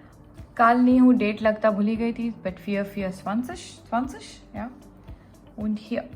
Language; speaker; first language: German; non-native, learner; Gujarati